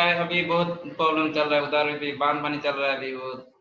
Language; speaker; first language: Hindi; non-native, local second language; Bangla